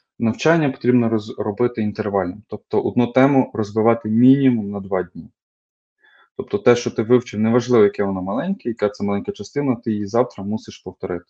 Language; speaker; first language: Ukrainian; native; Ukrainian